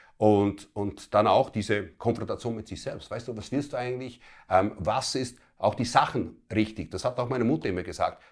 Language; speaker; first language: German; early bilingual, other home language; Italian